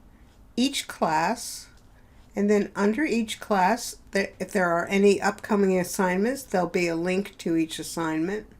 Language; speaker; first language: English; native; English